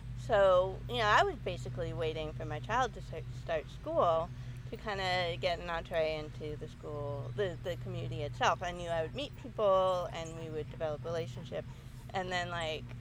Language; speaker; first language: English; native; English